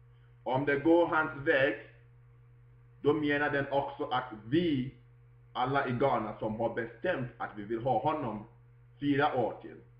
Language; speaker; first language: Swedish; non-native, fluent; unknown